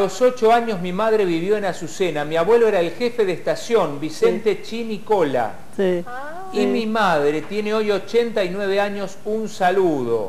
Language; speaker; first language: Spanish; native; Spanish